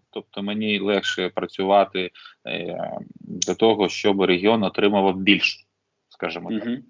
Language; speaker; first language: Ukrainian; non-native, local second language; Russian